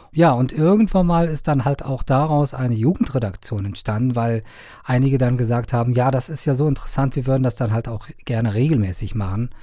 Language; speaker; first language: German; non-native, fluent; Persian